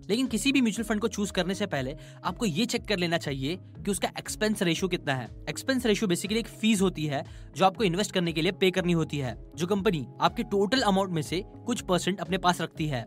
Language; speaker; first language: Hindi; native; Hindi